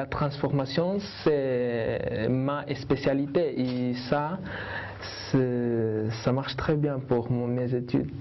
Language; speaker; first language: French; non-native, learner; Portuguese